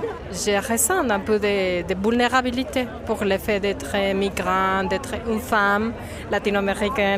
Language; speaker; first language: French; non-native, fluent; Spanish